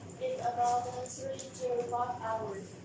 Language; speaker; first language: English; non-native, learner; Chinese